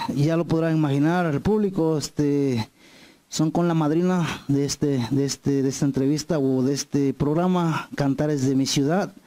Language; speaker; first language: Spanish; native; Spanish